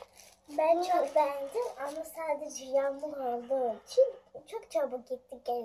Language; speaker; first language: Turkish; early bilingual, other home language; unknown